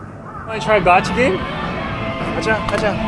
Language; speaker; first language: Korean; early bilingual, heritage; English